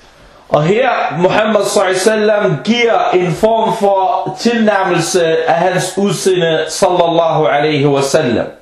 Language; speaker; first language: Danish; non-native, fluent; Arabic